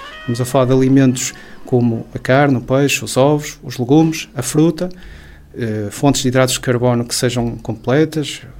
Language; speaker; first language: Portuguese; native; Portuguese